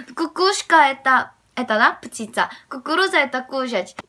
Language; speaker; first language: Russian; non-native, fluent; Korean